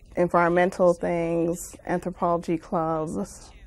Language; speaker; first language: English; native; English